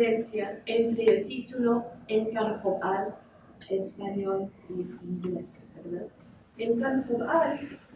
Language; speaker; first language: Spanish; non-native, fluent; English